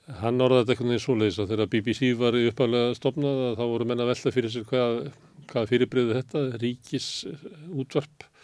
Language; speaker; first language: Icelandic; native; Icelandic